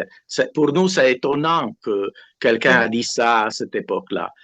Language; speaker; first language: French; non-native, fluent; Italian